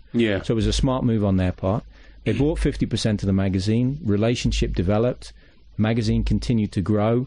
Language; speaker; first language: English; native; English